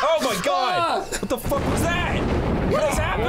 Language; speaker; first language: English; native; English